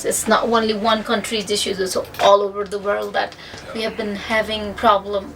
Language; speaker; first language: English; non-native, fluent; Nepali